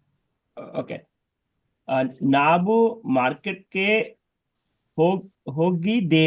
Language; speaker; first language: Kannada; non-native, learner; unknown